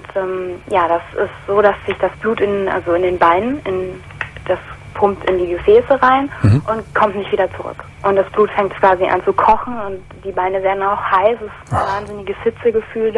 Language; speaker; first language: German; native; German